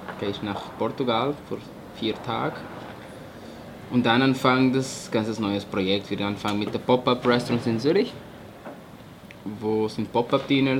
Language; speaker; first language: German; non-native, fluent; Portuguese